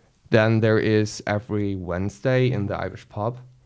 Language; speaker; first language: English; non-native, fluent; German